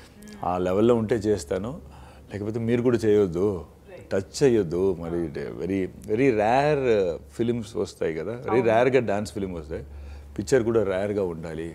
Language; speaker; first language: Telugu; non-native, fluent; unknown